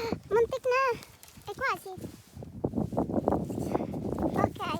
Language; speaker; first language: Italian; non-native, learner; Filipino